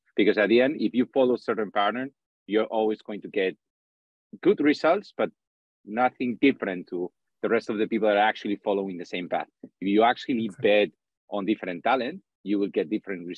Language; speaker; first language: English; non-native, fluent; Spanish